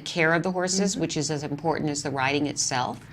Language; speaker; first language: English; native; English